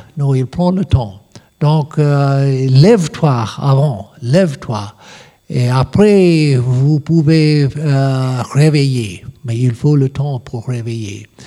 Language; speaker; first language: French; non-native, learner; English